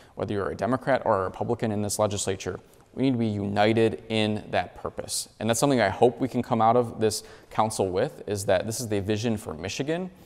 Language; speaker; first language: English; native; English